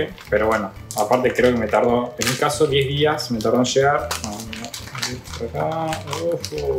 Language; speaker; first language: Spanish; native; Spanish